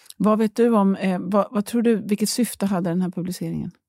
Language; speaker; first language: Swedish; native; Swedish